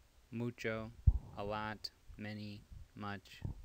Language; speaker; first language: English; native; English